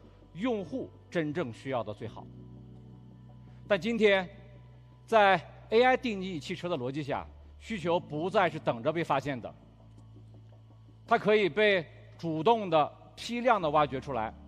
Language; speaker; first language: Chinese; native; Chinese